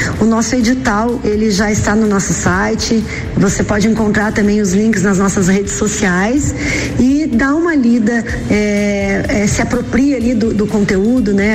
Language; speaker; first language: Portuguese; native; Portuguese